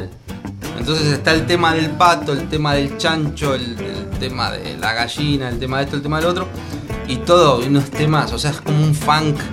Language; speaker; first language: Spanish; native; Spanish